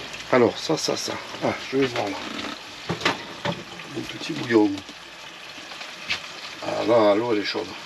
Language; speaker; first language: French; native; French